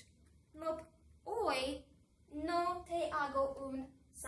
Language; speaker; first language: Spanish; non-native, fluent; English